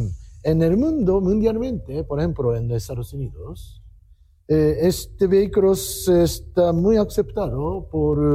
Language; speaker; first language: Spanish; non-native, learner; Japanese